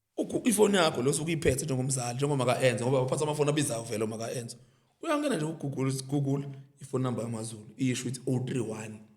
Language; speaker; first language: Zulu; native; Zulu